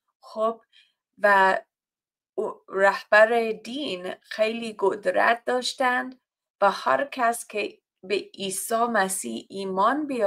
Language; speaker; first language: Persian; non-native, fluent; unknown